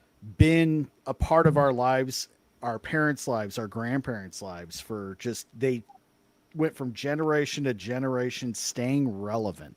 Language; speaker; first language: English; native; English